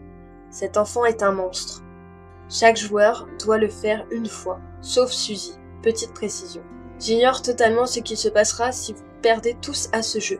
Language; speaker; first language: French; native; French